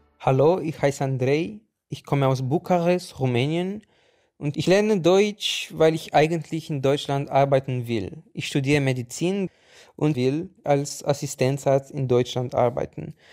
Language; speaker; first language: German; non-native, fluent; Romanian